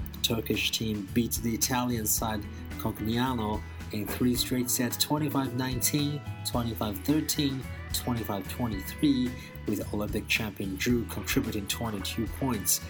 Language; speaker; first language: English; non-native, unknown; Chinese